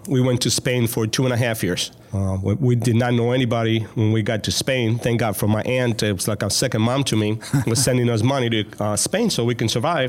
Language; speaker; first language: English; early bilingual, other home language; Spanish